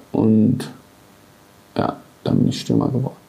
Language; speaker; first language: German; native; German